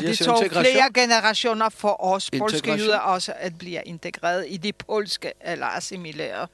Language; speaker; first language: Danish; non-native, fluent; Polish